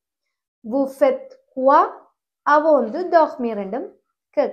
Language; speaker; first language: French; non-native, fluent; Tamil